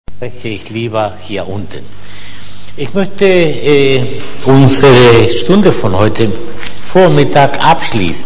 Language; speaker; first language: German; non-native, fluent; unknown